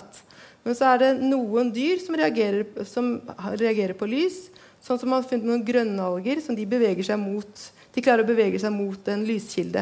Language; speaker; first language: Norwegian; native; Norwegian